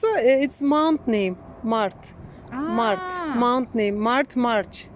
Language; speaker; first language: English; non-native, learner; Turkish